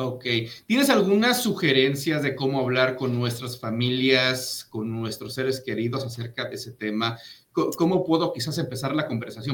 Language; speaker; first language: Spanish; native; Spanish